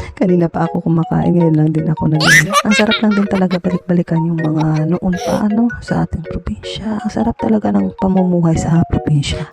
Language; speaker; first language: Filipino; non-native, local second language; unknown